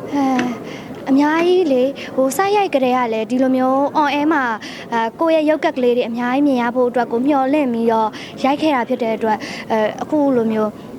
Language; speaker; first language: Burmese; native; Burmese